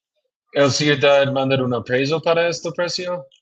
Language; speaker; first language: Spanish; non-native, learner; English